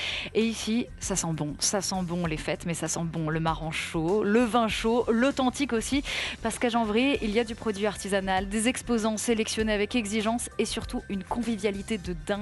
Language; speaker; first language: French; native; French